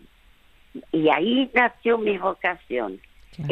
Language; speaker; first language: Spanish; non-native, fluent; French